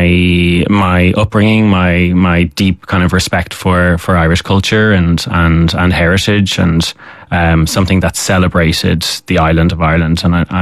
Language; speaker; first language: English; native; English